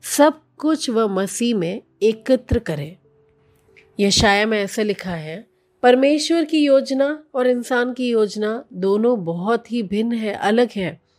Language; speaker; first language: Hindi; non-native, local second language; Telugu